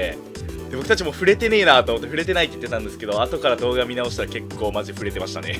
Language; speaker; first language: Japanese; native; Japanese